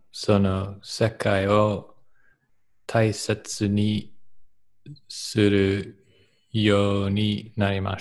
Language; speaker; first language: Japanese; non-native, learner; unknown